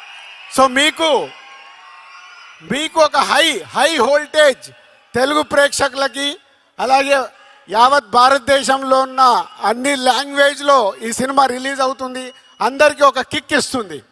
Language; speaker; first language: Telugu; native; Telugu